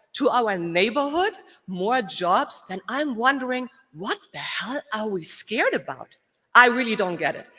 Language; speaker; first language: English; non-native, fluent; German